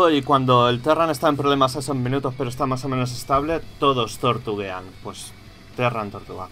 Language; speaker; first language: Spanish; native; Spanish